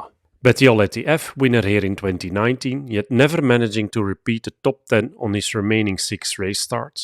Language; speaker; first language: English; non-native, fluent; Dutch